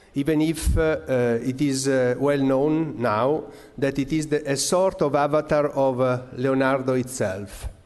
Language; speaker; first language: English; non-native, fluent; Italian